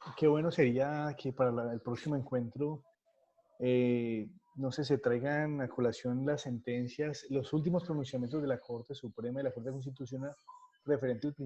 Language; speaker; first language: Spanish; native; Spanish